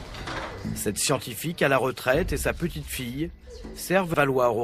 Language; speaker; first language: French; native; French